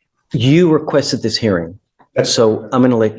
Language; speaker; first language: English; native; English